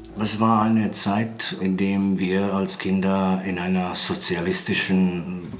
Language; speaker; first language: German; non-native, fluent; Bosnian